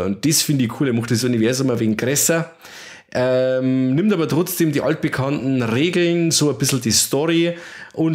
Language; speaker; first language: German; native; German